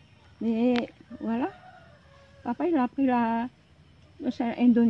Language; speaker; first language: French; non-native, local second language; Javanese